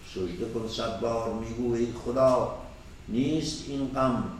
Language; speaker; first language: Persian; native; Persian